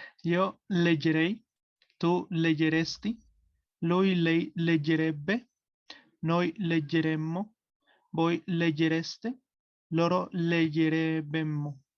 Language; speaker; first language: Italian; non-native, learner; Spanish